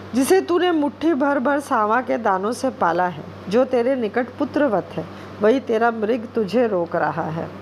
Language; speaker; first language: Hindi; non-native, local second language; Bangla